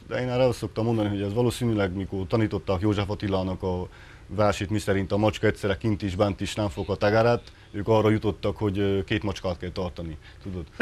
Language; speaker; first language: Hungarian; native; Hungarian